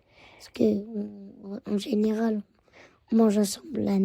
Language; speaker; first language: French; early bilingual, other home language; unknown